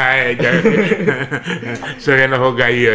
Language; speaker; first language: Japanese; non-native, learner; Indonesian